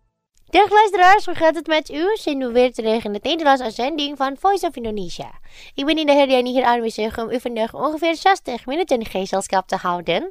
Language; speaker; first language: Dutch; non-native, fluent; Indonesian